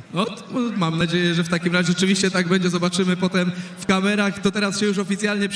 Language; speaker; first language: Polish; native; Polish